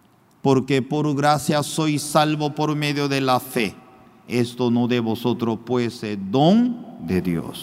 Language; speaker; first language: Spanish; non-native, fluent; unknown